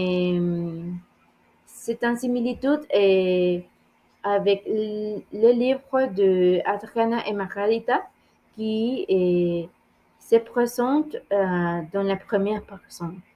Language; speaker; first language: French; non-native, learner; Spanish